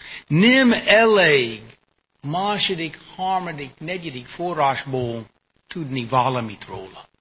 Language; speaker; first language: Hungarian; non-native, fluent; English